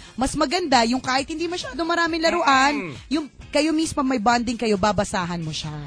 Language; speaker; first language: Filipino; native; Filipino